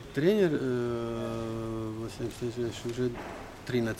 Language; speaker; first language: Russian; native; Russian